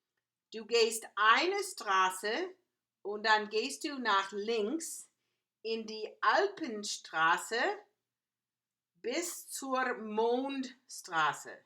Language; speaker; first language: German; non-native, fluent; English